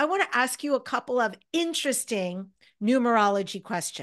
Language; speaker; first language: English; native; English